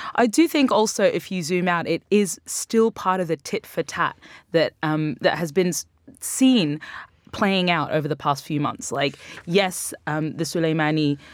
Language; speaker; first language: English; native; English